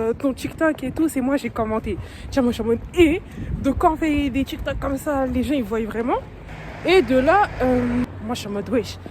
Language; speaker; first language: French; native; French